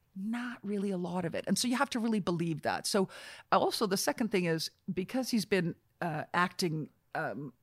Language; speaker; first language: English; native; English